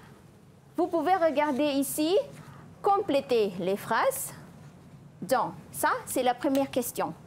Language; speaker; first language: French; non-native, fluent; Malay